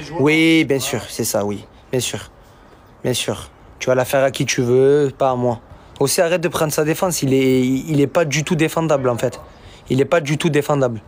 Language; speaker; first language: French; native; French